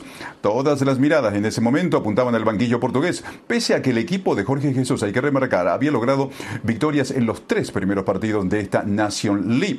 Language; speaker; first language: Spanish; native; Spanish